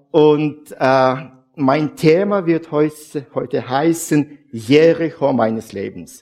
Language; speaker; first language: German; non-native, fluent; Russian